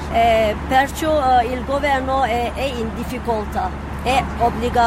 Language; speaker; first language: Italian; non-native, fluent; Turkish